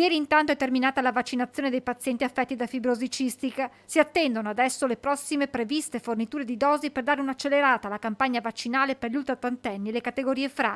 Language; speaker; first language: Italian; native; Italian